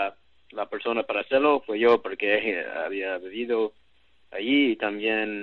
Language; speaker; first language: Spanish; non-native, learner; English